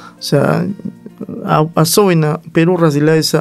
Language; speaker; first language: Russian; non-native, learner; Spanish